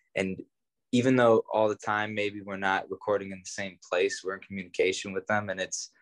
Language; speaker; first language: English; native; English